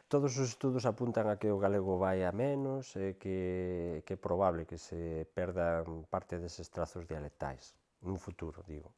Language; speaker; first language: Galician; native; Galician